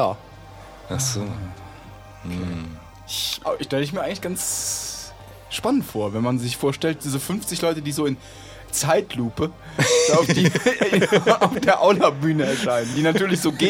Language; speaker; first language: German; native; German